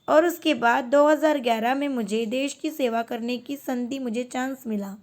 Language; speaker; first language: Hindi; non-native, local second language; Marathi